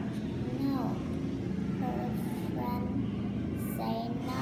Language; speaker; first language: English; non-native, learner; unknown